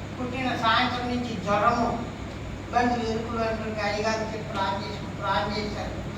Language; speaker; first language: Telugu; non-native, local second language; Tamil